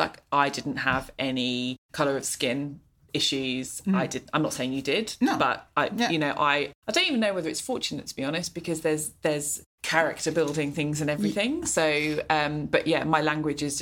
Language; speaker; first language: English; native; English